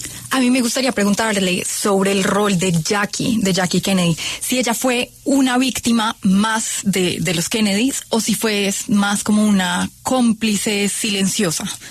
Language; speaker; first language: Spanish; native; Spanish